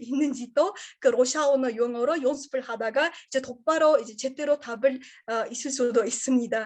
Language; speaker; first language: Korean; non-native, learner; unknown